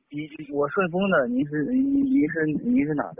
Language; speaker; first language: Chinese; native; Chinese